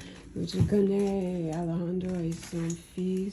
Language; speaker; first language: French; non-native, fluent; English